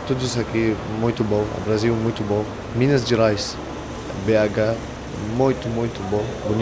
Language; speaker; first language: Portuguese; non-native, learner; Arabic